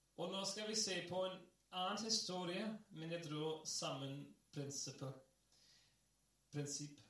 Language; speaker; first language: Norwegian; non-native, fluent; English